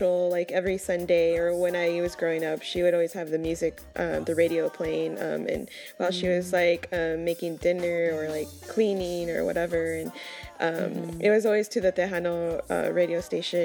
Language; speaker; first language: English; native; English